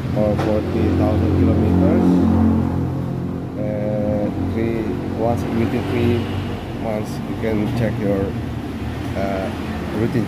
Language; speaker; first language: English; non-native, fluent; Indonesian